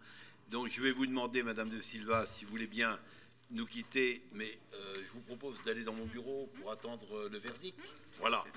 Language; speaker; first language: French; native; French